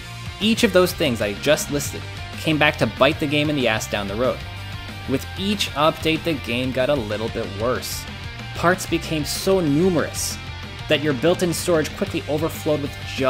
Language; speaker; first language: English; native; English